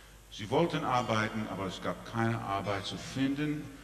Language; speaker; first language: German; non-native, learner; English